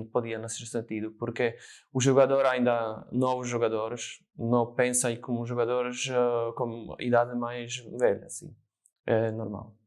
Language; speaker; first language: Portuguese; non-native, fluent; Slovak